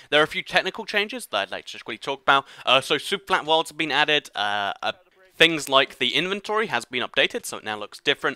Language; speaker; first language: English; native; English